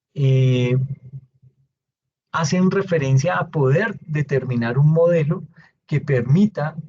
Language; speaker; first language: Spanish; native; Spanish